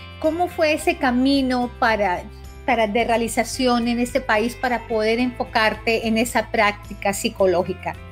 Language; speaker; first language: Spanish; native; Spanish